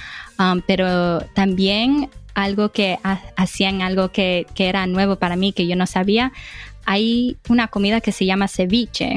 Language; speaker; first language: Spanish; early bilingual, heritage; Spanish